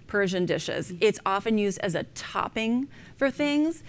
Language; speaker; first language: English; native; English